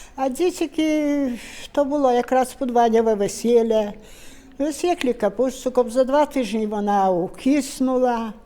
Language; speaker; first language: Ukrainian; native; Ukrainian